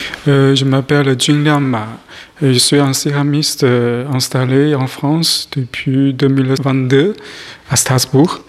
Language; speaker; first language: French; non-native, learner; Chinese